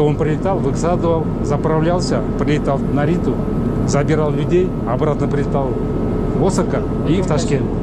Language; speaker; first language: Russian; non-native, local second language; Kyrgyz